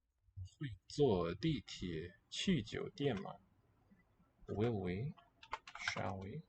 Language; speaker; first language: Chinese; non-native, learner; English